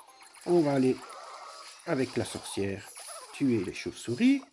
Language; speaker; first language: French; native; French